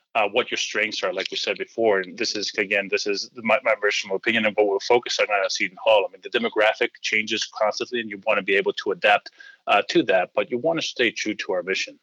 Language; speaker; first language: English; early bilingual, heritage; Greek